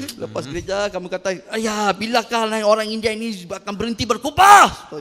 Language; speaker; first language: Malay; non-native, local second language; Tamil